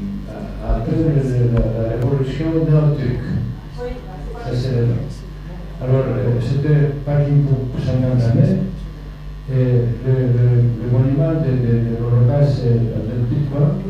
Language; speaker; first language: French; non-native, learner; Greek